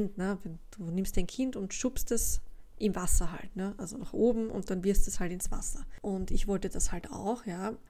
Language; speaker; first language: German; native; German